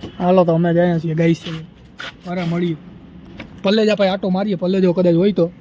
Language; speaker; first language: Gujarati; native; Gujarati